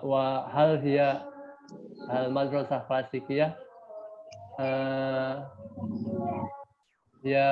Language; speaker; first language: Arabic; non-native, learner; Indonesian